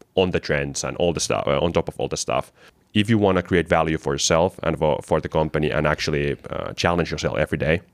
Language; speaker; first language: English; non-native, fluent; Finnish